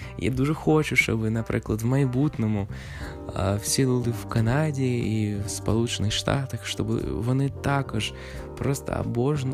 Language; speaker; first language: Ukrainian; non-native, fluent; English